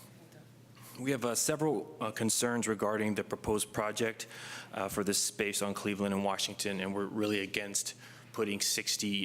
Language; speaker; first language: English; native; English